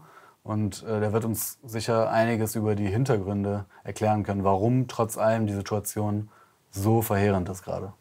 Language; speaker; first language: German; native; German